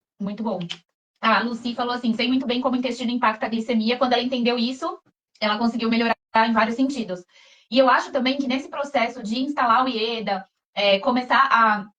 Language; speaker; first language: Portuguese; native; Portuguese